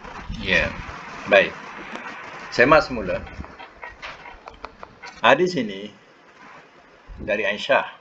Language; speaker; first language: Malay; native; Malay